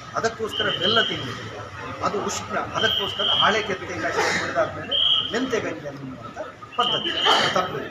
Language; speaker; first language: Kannada; non-native, local second language; Tulu